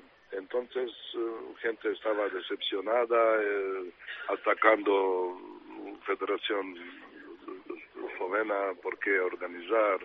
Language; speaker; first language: Spanish; non-native, fluent; Serbian